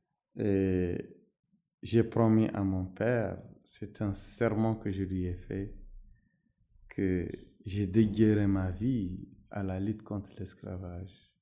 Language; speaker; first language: French; non-native, local second language; Arabic